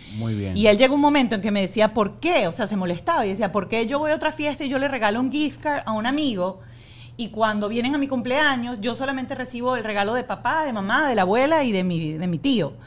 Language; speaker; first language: Spanish; native; Spanish